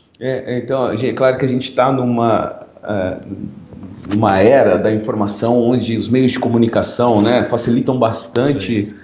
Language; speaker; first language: Portuguese; native; Portuguese